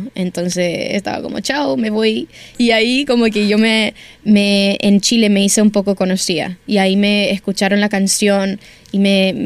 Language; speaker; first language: Spanish; early bilingual, heritage; Spanish